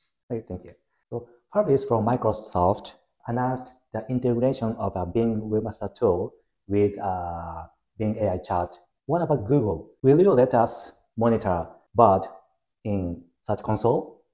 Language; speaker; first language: English; non-native, fluent; Japanese